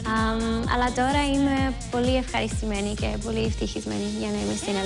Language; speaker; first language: Greek; early bilingual, heritage; English